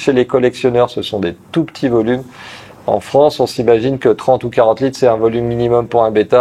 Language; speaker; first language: French; native; French